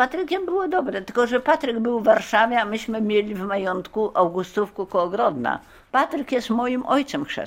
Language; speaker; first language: Polish; early bilingual, heritage; Polish